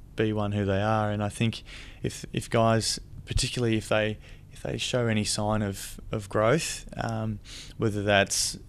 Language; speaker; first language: English; native; English